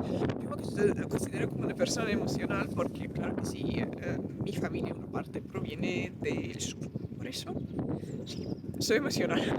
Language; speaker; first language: Spanish; non-native, fluent; Russian